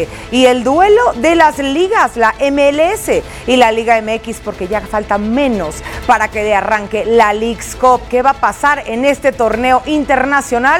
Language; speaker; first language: Spanish; native; Spanish